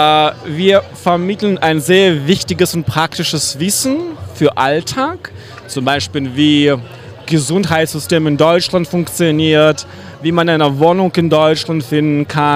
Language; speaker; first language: German; non-native, fluent; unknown